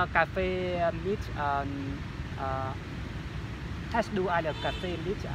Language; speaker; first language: German; non-native, learner; Vietnamese